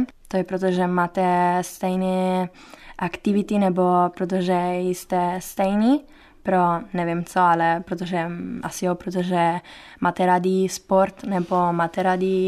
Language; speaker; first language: Czech; non-native, learner; Italian